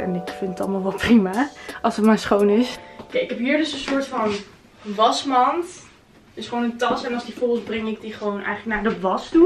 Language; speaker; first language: Dutch; native; Dutch